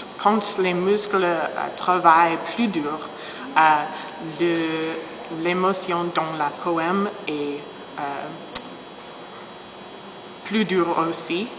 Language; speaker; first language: French; non-native, learner; English